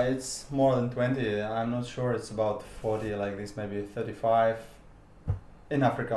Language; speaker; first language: English; non-native, learner; Russian